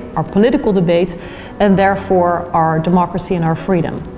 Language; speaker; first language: English; non-native, fluent; Dutch